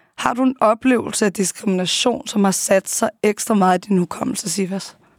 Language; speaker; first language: Danish; early bilingual, other home language; Arabic